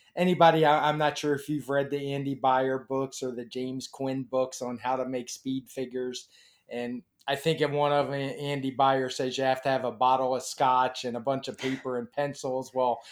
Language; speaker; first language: English; native; English